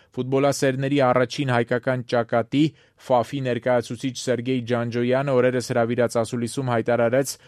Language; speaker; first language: Armenian; native; Armenian